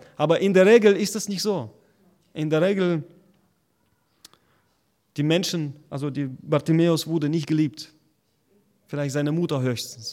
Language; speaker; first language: German; non-native, fluent; Russian